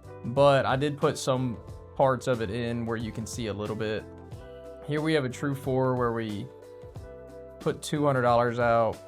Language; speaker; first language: English; native; English